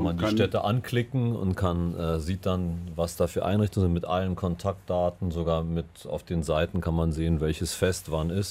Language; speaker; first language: German; native; German